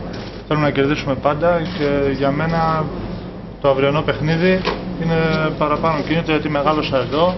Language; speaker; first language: Greek; early bilingual, heritage; German